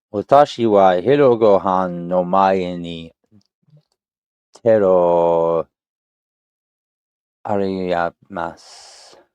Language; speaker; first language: Japanese; non-native, learner; English